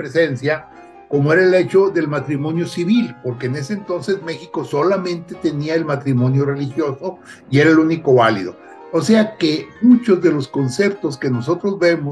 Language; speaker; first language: Spanish; native; Spanish